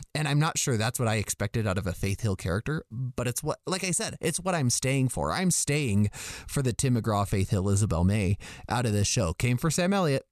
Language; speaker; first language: English; native; English